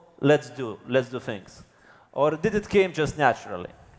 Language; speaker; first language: English; non-native, fluent; Lithuanian